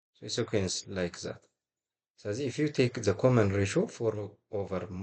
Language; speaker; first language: English; non-native, local second language; Amharic